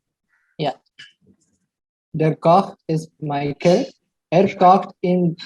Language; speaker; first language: German; non-native, learner; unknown